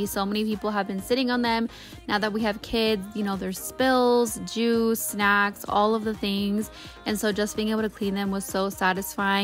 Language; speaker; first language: English; native; English